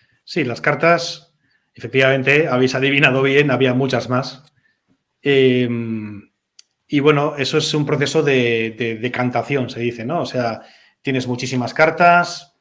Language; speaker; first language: Spanish; native; Spanish